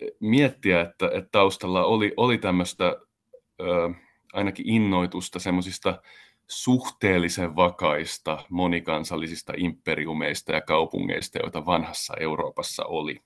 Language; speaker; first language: Finnish; native; Finnish